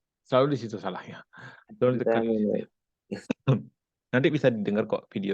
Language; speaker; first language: Indonesian; native; Indonesian